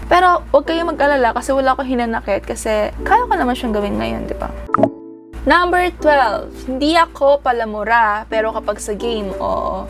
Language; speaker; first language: Filipino; early bilingual, heritage; Japanese